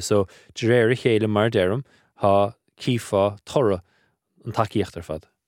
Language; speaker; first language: Irish; native; Irish